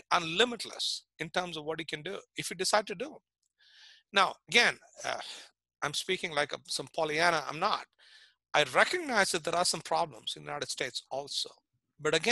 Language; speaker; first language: English; non-native, local second language; Tamil